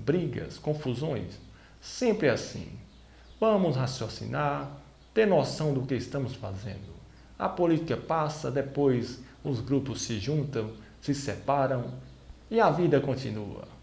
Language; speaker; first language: Portuguese; native; Portuguese